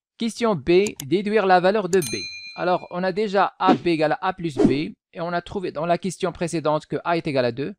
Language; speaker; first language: French; non-native, local second language; Arabic